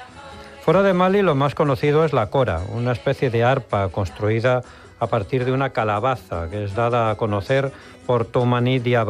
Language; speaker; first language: Spanish; native; Spanish